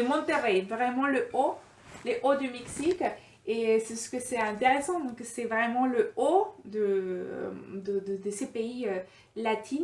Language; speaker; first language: French; non-native, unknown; Spanish